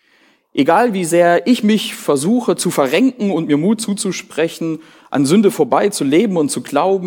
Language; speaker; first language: German; native; German